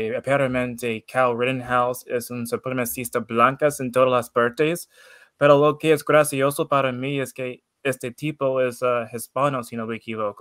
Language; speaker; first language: Spanish; non-native, learner; English